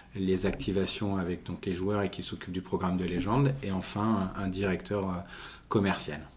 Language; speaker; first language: French; native; French